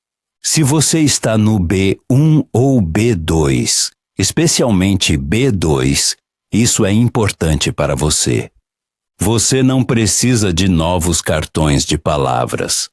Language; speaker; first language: Portuguese; non-native, fluent; Polish